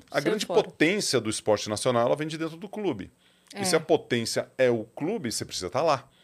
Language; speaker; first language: Portuguese; native; Portuguese